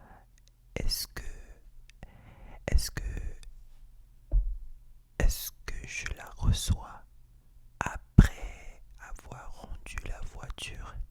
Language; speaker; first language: French; non-native, fluent; English